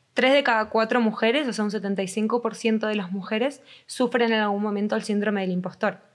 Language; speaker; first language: Spanish; native; Spanish